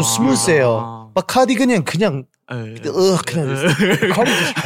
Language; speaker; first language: Korean; early bilingual, heritage; Korean